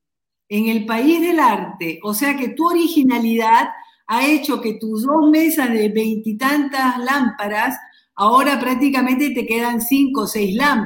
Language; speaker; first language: Spanish; native; Spanish